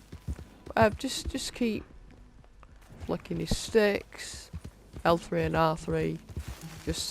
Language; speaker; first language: English; native; English